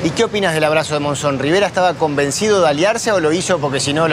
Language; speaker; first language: Spanish; native; Spanish